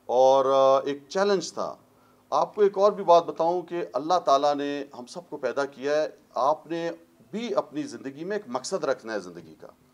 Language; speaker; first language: Urdu; non-native, local second language; Pashto